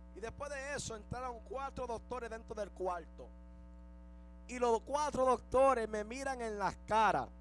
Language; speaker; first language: Spanish; early bilingual, heritage; Spanish